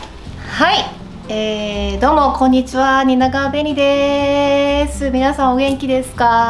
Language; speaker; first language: Japanese; native; Japanese